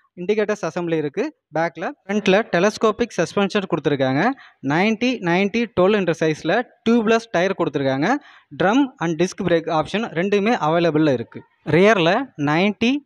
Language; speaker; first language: Tamil; native; Tamil